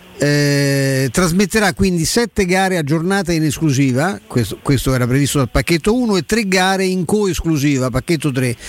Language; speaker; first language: Italian; native; Italian